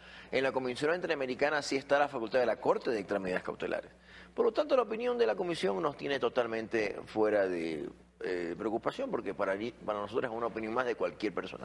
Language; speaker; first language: Spanish; native; Spanish